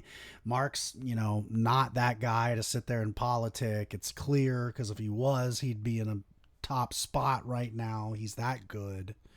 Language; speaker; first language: English; native; English